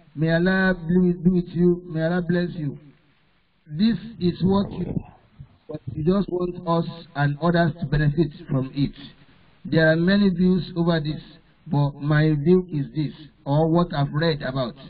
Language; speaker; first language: English; non-native, local second language; Yoruba